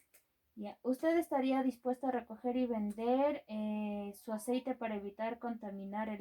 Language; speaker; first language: Spanish; native; Spanish